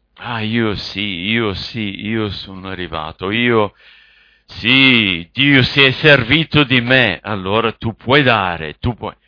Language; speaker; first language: Italian; non-native, fluent; English